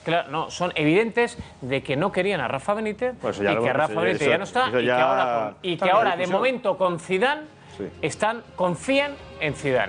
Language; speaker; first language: Spanish; native; Spanish